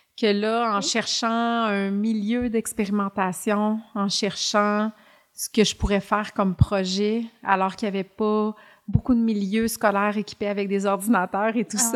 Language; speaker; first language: French; native; French